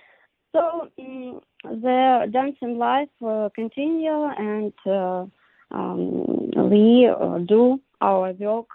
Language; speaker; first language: English; non-native, learner; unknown